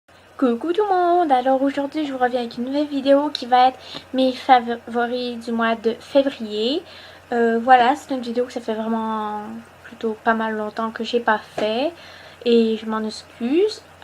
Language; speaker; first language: French; native; French